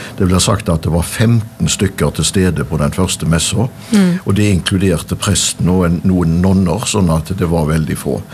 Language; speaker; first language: Norwegian; native; Norwegian